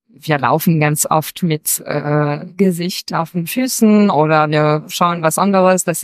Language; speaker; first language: German; non-native, fluent; French